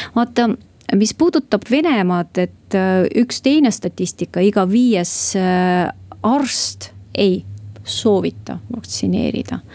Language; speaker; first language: Estonian; non-native, local second language; Russian